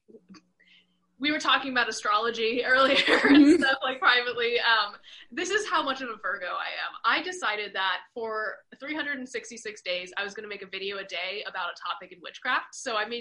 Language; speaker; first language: English; native; English